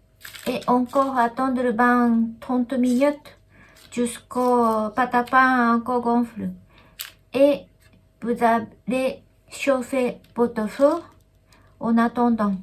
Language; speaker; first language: French; non-native, learner; Japanese